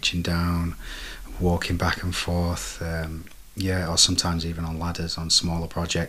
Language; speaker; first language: English; native; English